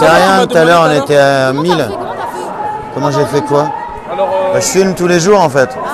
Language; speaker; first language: French; native; French